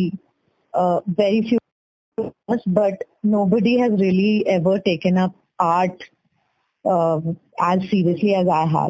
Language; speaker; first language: English; non-native, local second language; Bangla